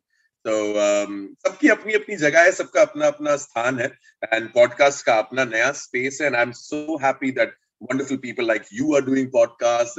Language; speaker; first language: English; non-native, local second language; Hindi